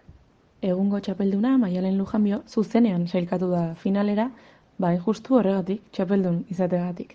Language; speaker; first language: Basque; native; Basque